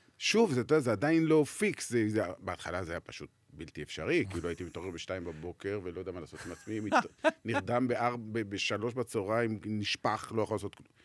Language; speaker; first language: Hebrew; native; Hebrew